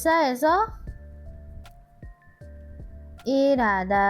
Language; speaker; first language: Korean; non-native, learner; Indonesian